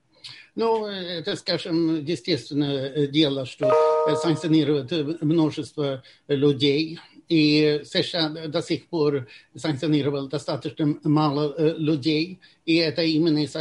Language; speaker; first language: Russian; non-native, fluent; Swedish